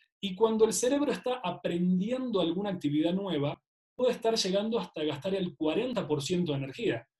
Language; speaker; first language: Spanish; native; Spanish